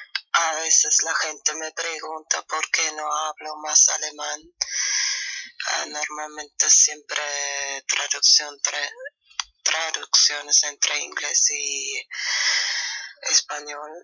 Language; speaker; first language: Spanish; non-native, fluent; German